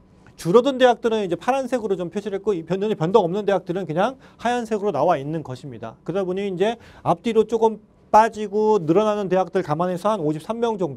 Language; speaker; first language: Korean; native; Korean